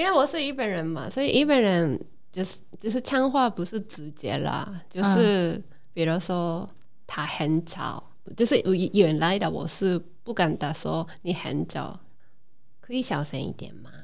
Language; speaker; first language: Chinese; non-native, learner; Japanese